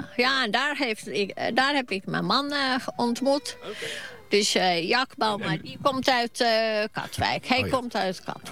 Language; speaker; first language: Dutch; non-native, fluent; Finnish